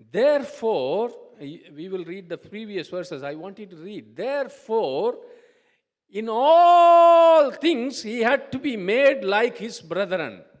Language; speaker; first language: English; non-native, local second language; Tamil